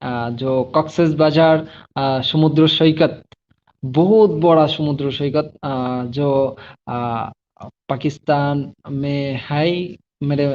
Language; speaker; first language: Hindi; non-native, learner; Bangla